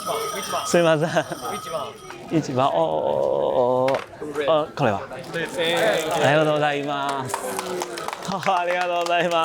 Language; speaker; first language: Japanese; non-native, learner; Chinese